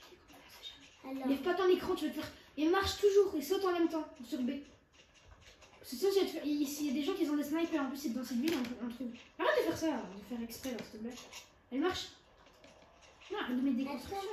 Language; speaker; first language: French; native; French